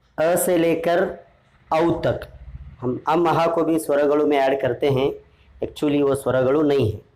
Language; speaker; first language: Hindi; non-native, local second language; Urdu